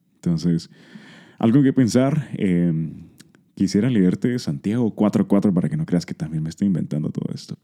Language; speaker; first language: Spanish; early bilingual, heritage; Spanish